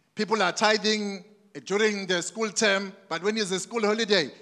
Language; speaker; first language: English; non-native, local second language; Zulu